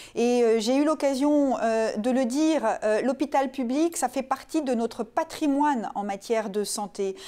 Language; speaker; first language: French; native; French